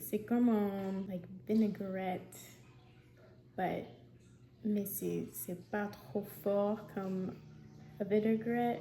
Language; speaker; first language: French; non-native, fluent; English